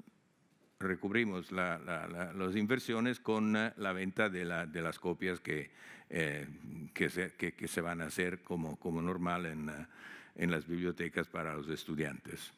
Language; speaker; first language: Spanish; non-native, fluent; Italian